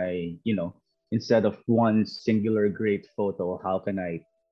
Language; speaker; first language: English; non-native, local second language; Filipino